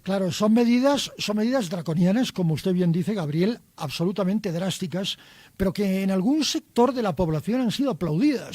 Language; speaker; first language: Spanish; native; Spanish